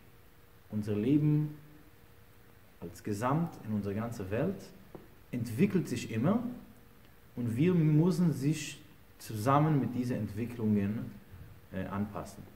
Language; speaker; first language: German; non-native, fluent; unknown